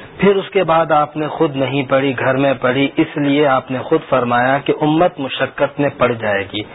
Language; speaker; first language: Urdu; native; Urdu